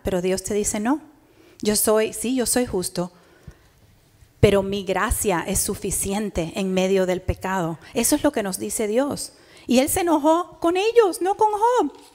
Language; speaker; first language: Spanish; early bilingual, heritage; Spanish